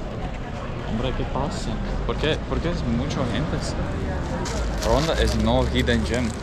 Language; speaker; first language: Spanish; non-native, learner; Latvian